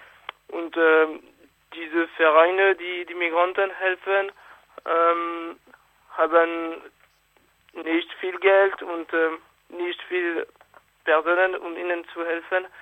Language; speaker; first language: German; non-native, fluent; French